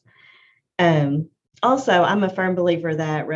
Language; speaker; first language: English; native; English